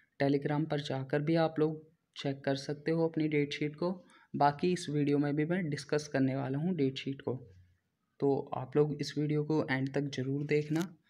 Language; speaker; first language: Hindi; native; Hindi